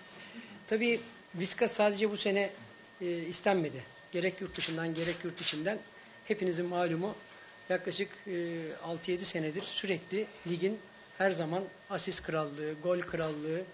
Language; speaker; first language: Turkish; native; Turkish